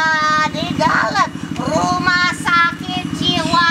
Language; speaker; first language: Indonesian; non-native, fluent; English